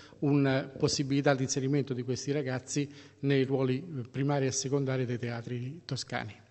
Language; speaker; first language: Italian; native; Italian